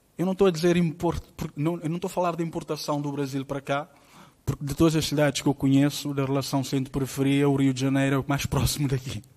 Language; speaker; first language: Portuguese; non-native, local second language; Kabuverdianu